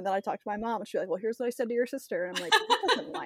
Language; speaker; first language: English; native; English